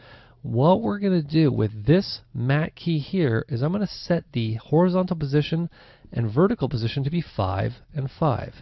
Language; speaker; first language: English; native; English